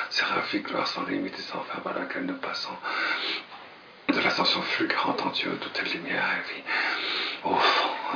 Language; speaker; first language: French; native; French